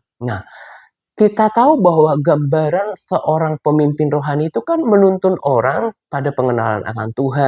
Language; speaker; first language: Indonesian; native; Indonesian